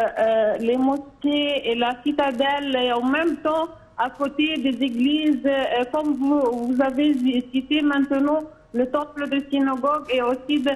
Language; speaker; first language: French; non-native, fluent; Arabic